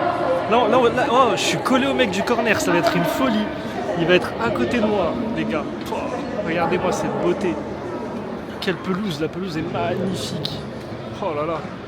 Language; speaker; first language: French; native; French